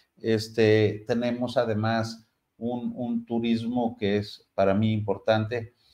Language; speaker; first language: Spanish; native; Spanish